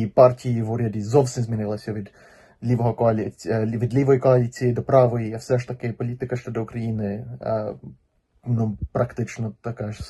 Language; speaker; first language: Ukrainian; non-native, fluent; Finnish